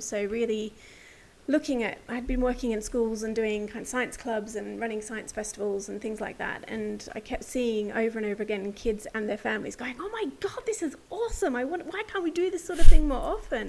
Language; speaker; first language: English; native; English